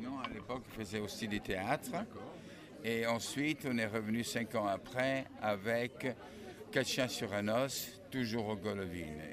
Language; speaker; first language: French; native; French